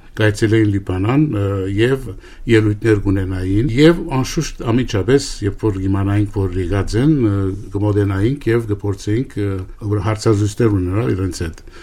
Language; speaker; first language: Armenian; early bilingual, heritage; Armenian